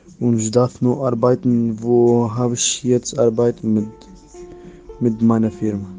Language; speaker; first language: German; non-native, learner; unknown